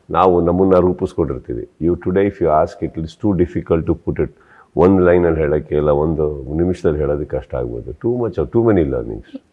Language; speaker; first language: Kannada; native; Kannada